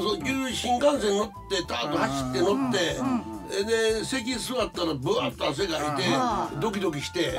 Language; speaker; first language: Japanese; native; Japanese